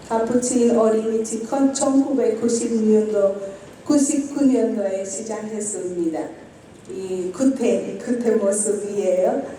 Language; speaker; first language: Korean; non-native, learner; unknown